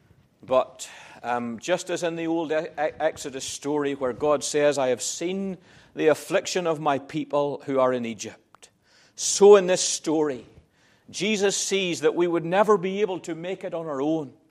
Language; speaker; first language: English; native; English